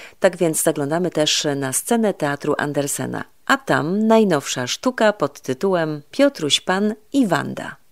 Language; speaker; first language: Polish; native; Polish